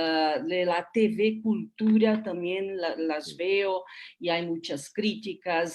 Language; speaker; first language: Spanish; non-native, fluent; Portuguese